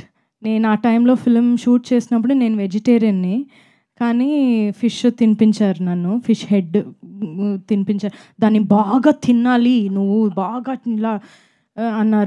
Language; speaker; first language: Telugu; non-native, fluent; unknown